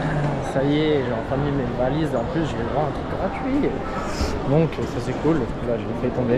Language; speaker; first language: French; native; French